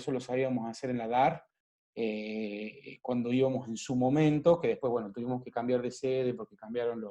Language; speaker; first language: Spanish; native; Spanish